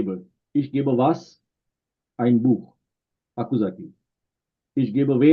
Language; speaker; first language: German; non-native, fluent; Marathi